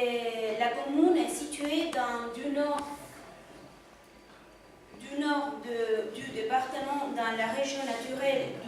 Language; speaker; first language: French; non-native, learner; Spanish